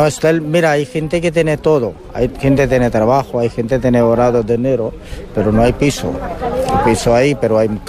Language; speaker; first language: Spanish; non-native, learner; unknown